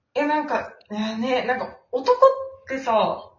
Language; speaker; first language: Japanese; non-native, fluent; Chinese